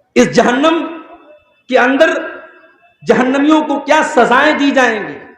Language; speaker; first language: Urdu; native; Urdu